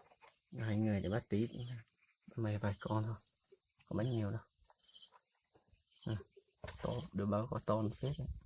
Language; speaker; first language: Vietnamese; non-native, local second language; Hmong